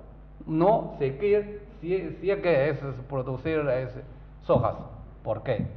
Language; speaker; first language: Spanish; non-native, learner; Chinese